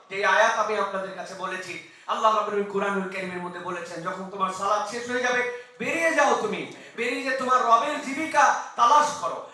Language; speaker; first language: Bangla; native; Bangla